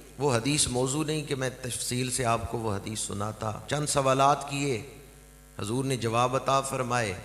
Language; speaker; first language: Urdu; non-native, local second language; Punjabi